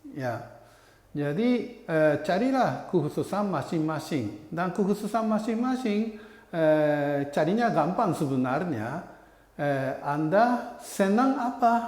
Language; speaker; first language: Indonesian; non-native, fluent; Japanese